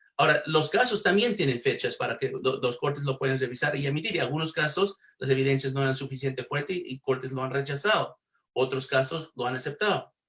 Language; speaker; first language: Spanish; early bilingual, heritage; Spanish